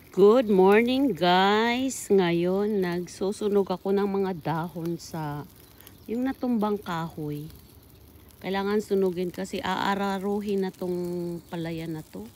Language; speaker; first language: Filipino; non-native, local second language; Cebuano